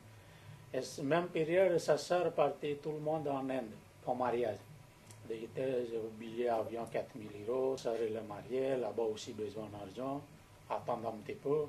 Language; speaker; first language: French; non-native, learner; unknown